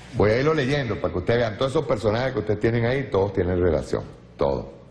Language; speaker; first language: Spanish; native; Spanish